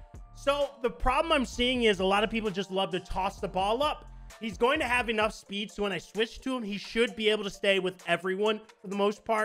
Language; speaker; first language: English; native; English